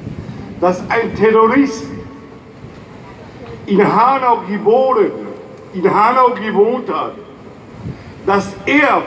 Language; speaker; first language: German; non-native, fluent; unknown